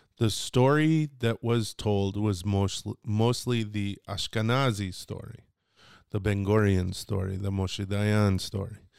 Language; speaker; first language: English; native; English